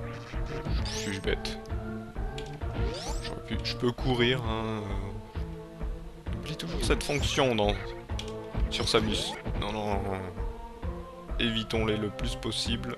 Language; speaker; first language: French; native; French